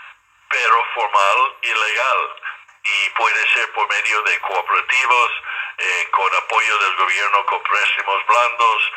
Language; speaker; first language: Spanish; non-native, fluent; English